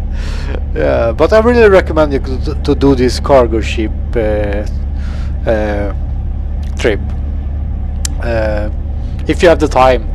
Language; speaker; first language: English; non-native, fluent; Swedish